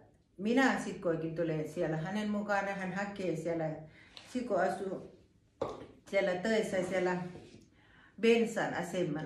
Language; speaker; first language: Finnish; non-native, learner; Thai